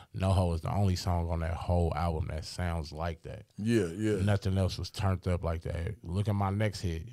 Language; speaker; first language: English; native; English